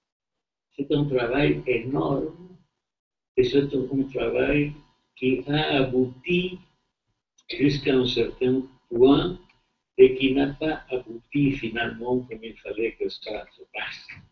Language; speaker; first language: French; non-native, fluent; Spanish